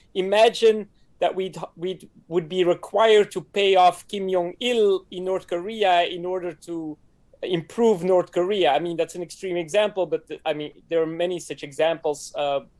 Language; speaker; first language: English; non-native, fluent; Dutch